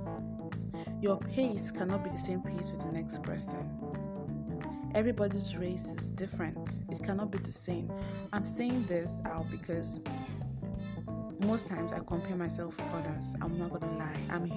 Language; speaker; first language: English; non-native, local second language; Igbo